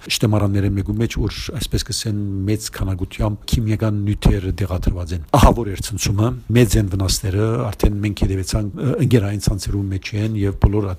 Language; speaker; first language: Armenian; early bilingual, heritage; Armenian